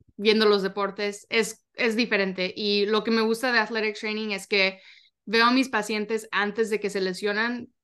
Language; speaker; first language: Spanish; early bilingual, heritage; Spanish